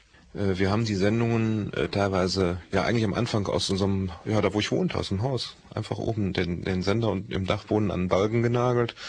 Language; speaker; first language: German; native; German